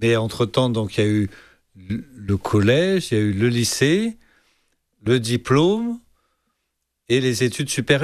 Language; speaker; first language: French; native; French